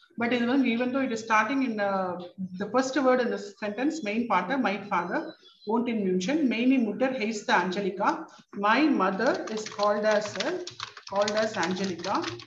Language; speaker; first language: English; non-native, local second language; Tamil